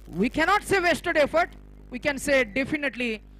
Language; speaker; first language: English; non-native, local second language; Marathi